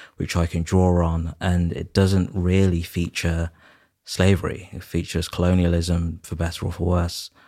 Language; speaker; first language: English; native; English